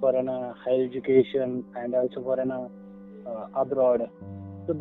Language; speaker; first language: English; non-native, local second language; Marathi